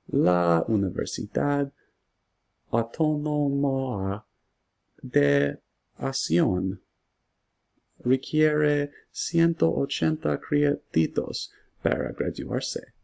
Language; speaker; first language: Spanish; non-native, learner; English